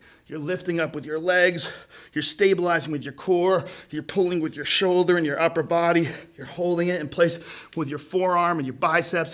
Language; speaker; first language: English; native; English